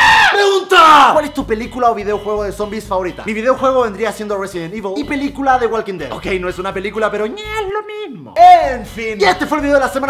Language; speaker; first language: Spanish; native; Spanish